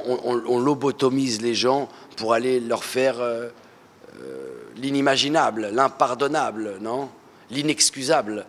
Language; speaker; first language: French; early bilingual, other home language; Arabic